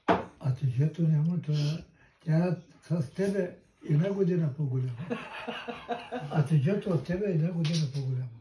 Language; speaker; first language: Bulgarian; non-native, local second language; Turkish